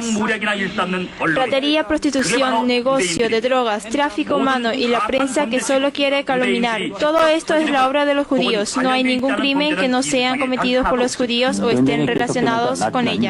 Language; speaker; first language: Spanish; non-native, fluent; Korean